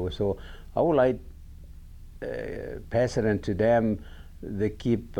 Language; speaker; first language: English; non-native, learner; Spanish